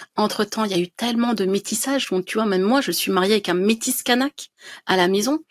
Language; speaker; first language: French; native; French